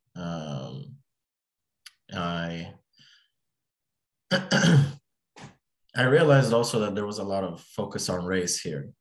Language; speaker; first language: English; early bilingual, other home language; Arabic